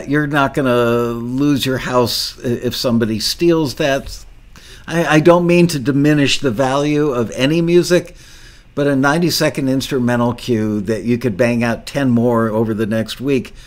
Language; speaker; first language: English; native; English